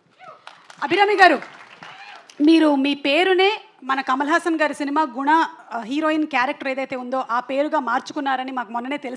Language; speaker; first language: Telugu; native; Telugu